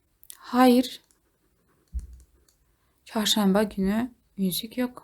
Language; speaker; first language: Turkish; non-native, learner; Kazakh